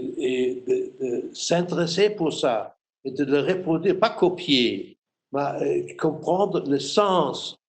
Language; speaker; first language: French; non-native, fluent; German